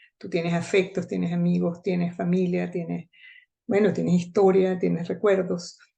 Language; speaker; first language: Spanish; native; Spanish